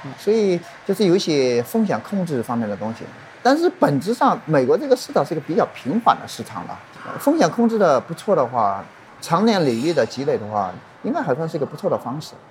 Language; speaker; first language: Chinese; native; Chinese